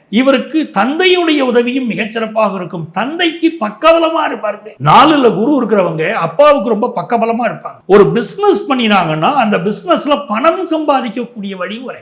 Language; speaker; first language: Tamil; native; Tamil